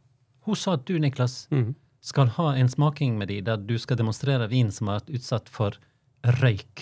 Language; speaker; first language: Norwegian; native; Norwegian